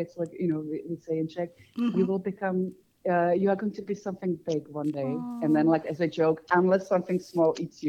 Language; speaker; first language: English; non-native, fluent; Czech